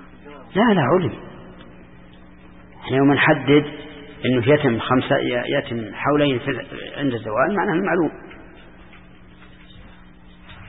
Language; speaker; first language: Arabic; native; Arabic